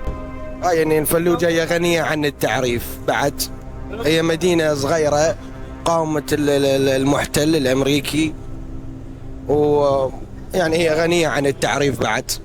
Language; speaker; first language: Arabic; native; Arabic